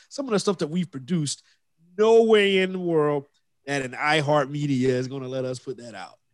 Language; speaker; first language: English; native; English